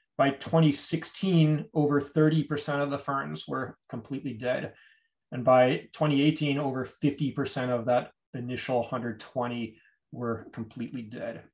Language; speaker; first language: English; native; English